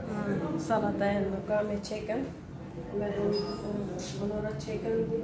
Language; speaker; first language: Dutch; non-native, learner; Kurdish